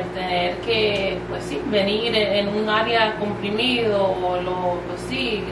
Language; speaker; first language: Spanish; early bilingual, heritage; Spanish